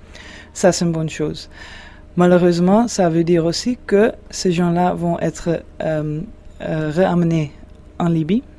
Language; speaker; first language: French; non-native, fluent; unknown